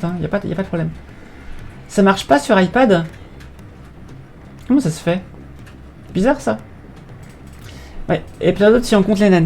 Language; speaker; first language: French; native; French